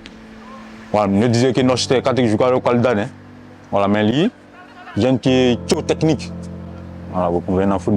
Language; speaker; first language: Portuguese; non-native, learner; French